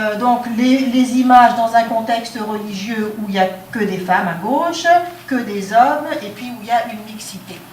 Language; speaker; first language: French; non-native, local second language; Arabic